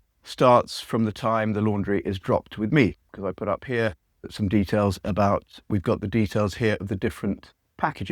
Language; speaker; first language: English; native; English